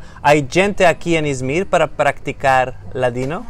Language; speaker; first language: Spanish; non-native, fluent; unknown